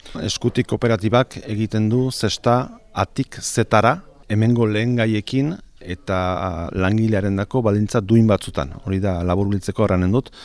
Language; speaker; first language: Basque; native; Basque